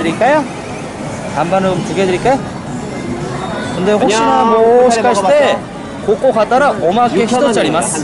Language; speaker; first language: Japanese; non-native, learner; Korean